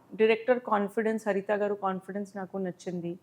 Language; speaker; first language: Telugu; non-native, learner; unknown